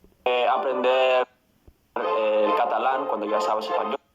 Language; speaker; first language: Spanish; non-native, fluent; English